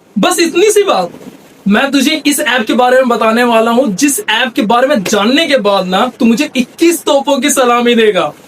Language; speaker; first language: Hindi; native; Hindi